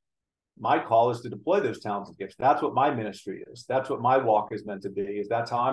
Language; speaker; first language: English; native; English